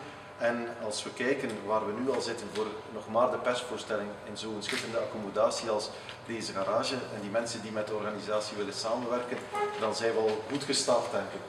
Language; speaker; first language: Dutch; native; Dutch